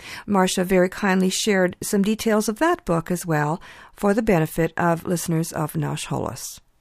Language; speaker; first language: English; early bilingual, other home language; Ukrainian